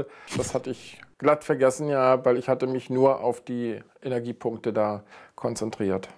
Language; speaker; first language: German; native; German